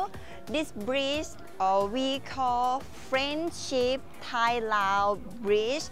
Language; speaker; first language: English; non-native, learner; Thai